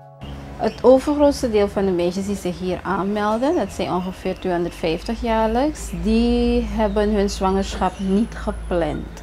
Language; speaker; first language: Dutch; native; Dutch